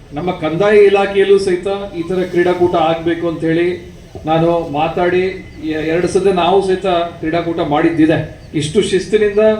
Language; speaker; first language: Kannada; native; Kannada